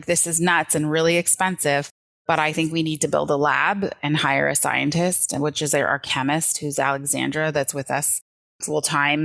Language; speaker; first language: English; native; English